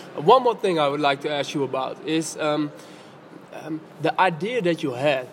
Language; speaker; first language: English; non-native, fluent; Dutch